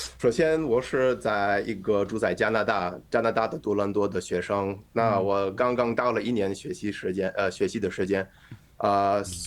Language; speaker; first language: Chinese; non-native, learner; English